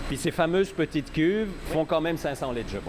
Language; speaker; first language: French; native; French